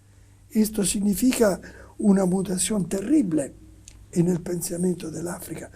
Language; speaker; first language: Spanish; non-native, fluent; Italian